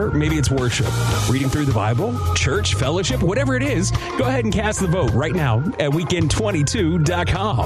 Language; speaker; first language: English; native; English